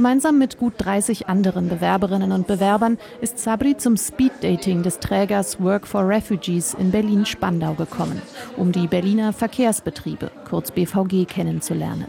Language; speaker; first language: German; native; German